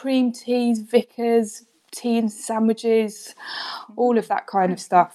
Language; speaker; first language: English; native; English